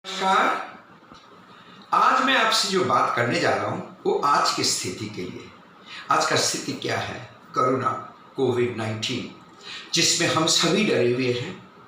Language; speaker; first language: Hindi; non-native, local second language; Bangla